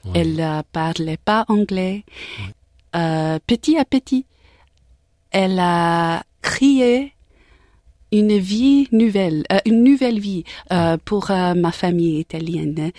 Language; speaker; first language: French; non-native, learner; English